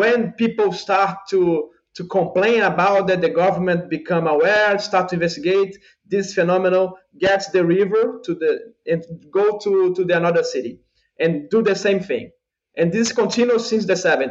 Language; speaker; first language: English; non-native, fluent; Portuguese